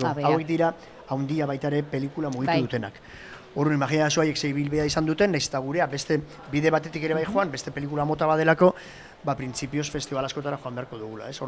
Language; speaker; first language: Basque; native; Basque